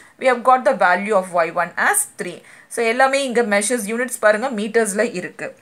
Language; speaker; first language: English; non-native, local second language; Tamil